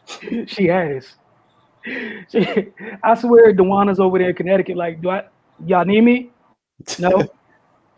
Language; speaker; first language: English; native; English